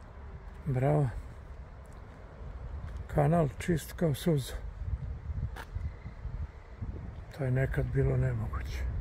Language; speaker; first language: Croatian; native; Croatian